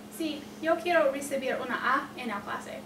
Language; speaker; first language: Spanish; non-native, learner; English